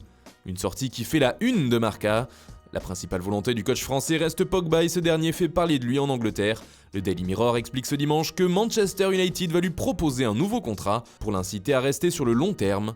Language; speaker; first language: French; native; French